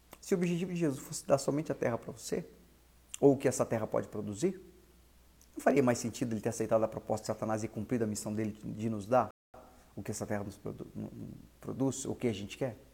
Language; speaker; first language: Portuguese; native; Portuguese